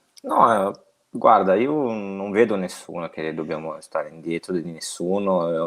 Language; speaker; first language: Italian; non-native, fluent; Portuguese